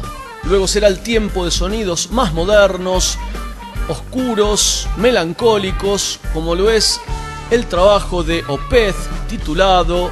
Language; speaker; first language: Spanish; native; Spanish